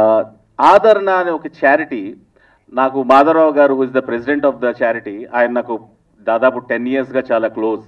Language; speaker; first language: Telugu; native; Telugu